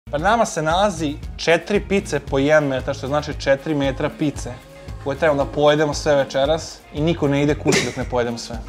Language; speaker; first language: Serbian; native; Serbian